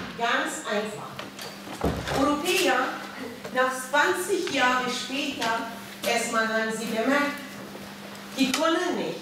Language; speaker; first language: German; non-native, fluent; Persian